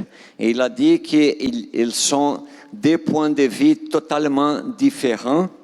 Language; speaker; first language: French; non-native, fluent; Portuguese